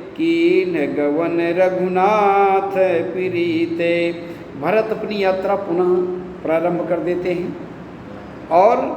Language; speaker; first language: Hindi; native; Hindi